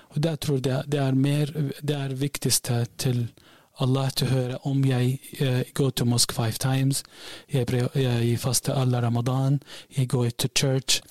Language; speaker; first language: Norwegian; non-native, learner; Arabic